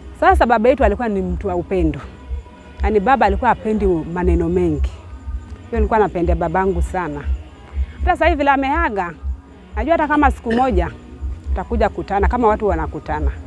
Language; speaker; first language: Swahili; non-native, local second language; Luo (Kenya and Tanzania)